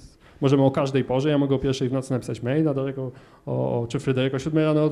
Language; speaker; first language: Polish; native; Polish